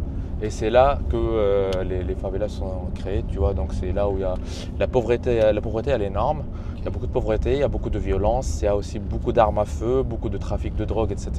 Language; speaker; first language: French; native; French